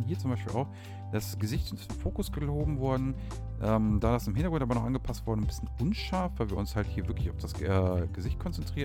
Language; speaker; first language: German; native; German